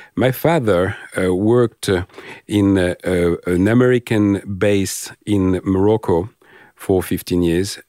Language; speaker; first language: English; non-native, fluent; French